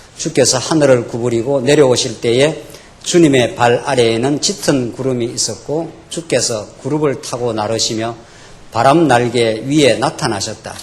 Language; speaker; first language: Korean; native; Korean